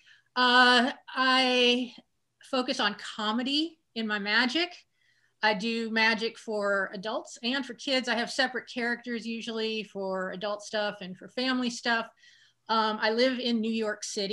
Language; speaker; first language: English; native; English